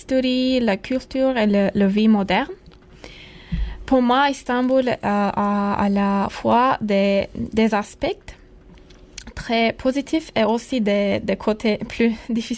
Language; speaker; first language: French; non-native, learner; Turkish